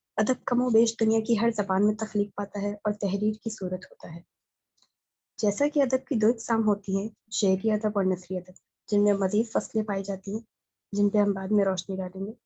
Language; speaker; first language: Urdu; native; Urdu